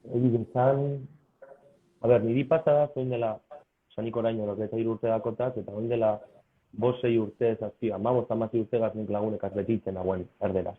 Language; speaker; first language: Basque; native; Basque